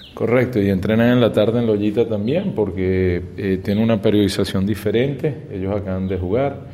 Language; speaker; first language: Spanish; native; Spanish